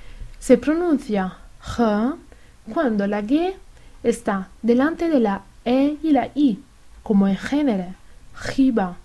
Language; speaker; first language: Spanish; non-native, fluent; Italian